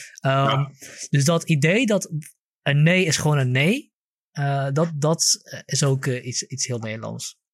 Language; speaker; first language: Dutch; early bilingual, other home language; Kurdish